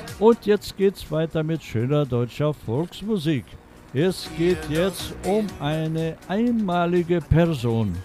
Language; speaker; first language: German; early bilingual, heritage; German